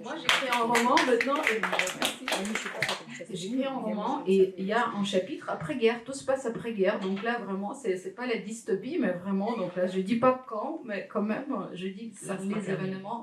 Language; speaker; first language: French; non-native, fluent; Ukrainian